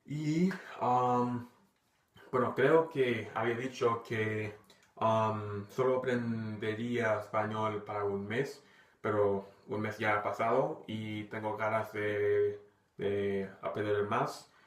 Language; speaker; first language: Spanish; non-native, fluent; English